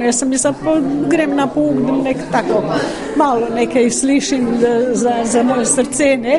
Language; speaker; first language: Slovenian; non-native, learner; Croatian